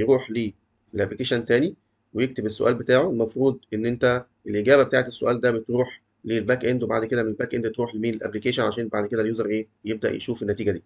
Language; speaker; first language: Arabic; native; Arabic